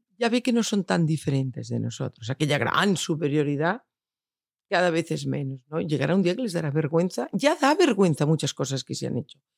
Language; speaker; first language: Spanish; non-native, local second language; Catalan